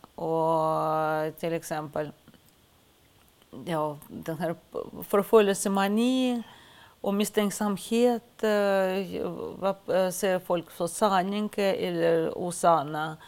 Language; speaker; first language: Swedish; non-native, fluent; Russian